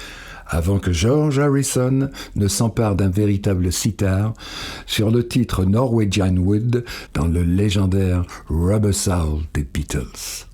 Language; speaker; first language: French; native; French